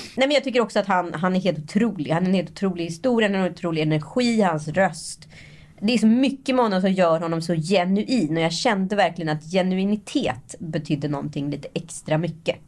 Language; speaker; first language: Swedish; native; Swedish